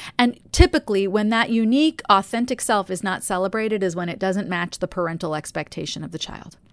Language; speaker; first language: English; native; English